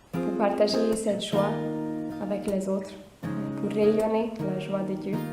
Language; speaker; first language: French; non-native, fluent; Hungarian